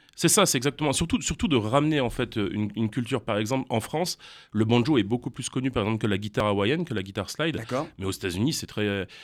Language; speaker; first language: French; native; French